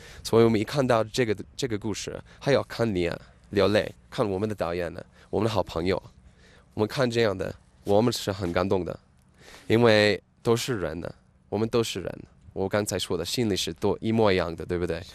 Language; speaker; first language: Chinese; non-native, fluent; English